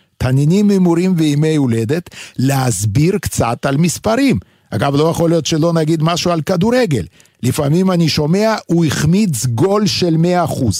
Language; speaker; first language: Hebrew; non-native, fluent; Yiddish